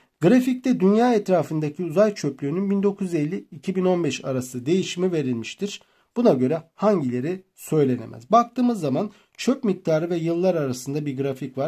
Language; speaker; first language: Turkish; native; Turkish